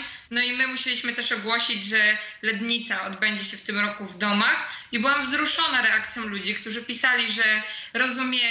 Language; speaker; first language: Polish; native; Polish